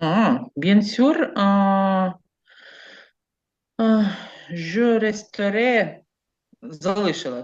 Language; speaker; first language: French; non-native, learner; Ukrainian